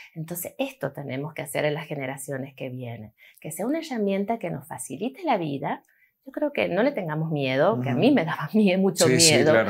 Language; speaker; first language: Spanish; native; Spanish